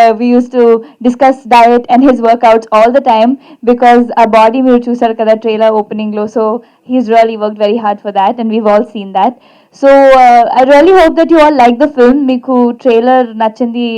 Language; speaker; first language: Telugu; non-native, fluent; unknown